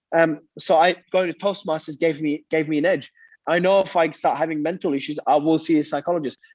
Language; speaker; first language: English; early bilingual, other home language; Arabic